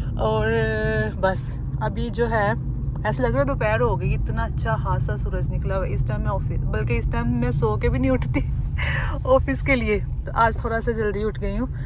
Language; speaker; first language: Urdu; native; Urdu